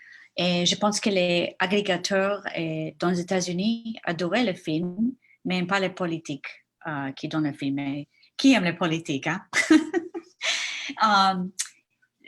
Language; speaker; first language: French; non-native, learner; English